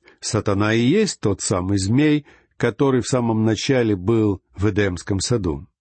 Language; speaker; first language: Russian; native; Russian